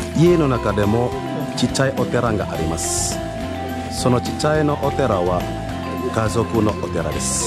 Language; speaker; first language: Japanese; non-native, learner; Indonesian